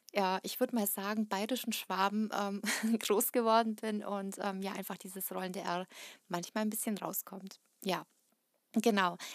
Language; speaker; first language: German; early bilingual, other home language; Russian